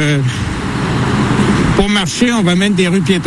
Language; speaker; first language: French; native; French